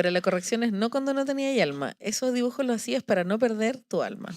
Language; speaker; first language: Spanish; native; Spanish